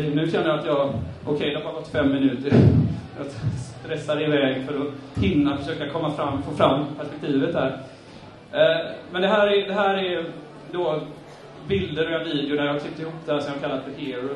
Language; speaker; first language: Swedish; native; Swedish